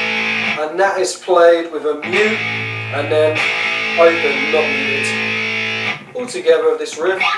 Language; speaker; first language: English; native; English